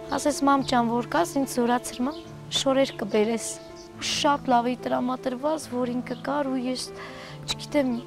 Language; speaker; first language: Armenian; native; Armenian